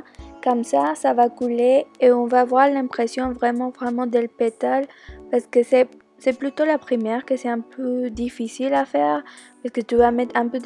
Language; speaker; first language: French; non-native, learner; Spanish